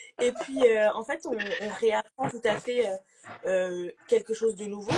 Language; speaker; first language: French; native; French